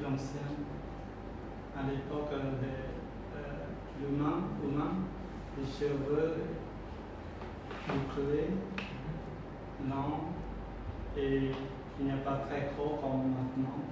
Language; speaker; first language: French; non-native, learner; Khmer